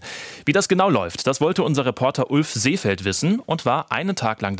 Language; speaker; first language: German; native; German